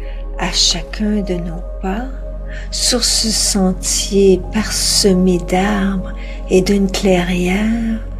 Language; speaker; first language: French; native; French